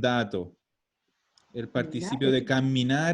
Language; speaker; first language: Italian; non-native, fluent; Spanish